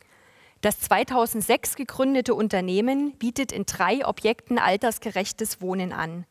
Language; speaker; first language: German; native; German